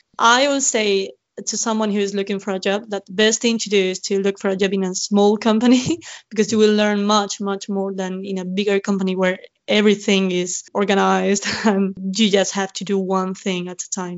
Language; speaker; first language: English; non-native, fluent; Spanish